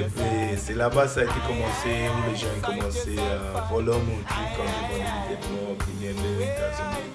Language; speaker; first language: French; non-native, fluent; English